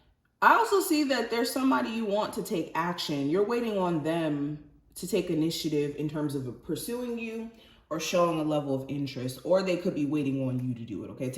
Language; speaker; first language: English; native; English